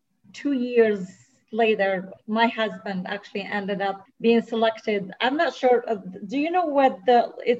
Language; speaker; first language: English; non-native, fluent; Arabic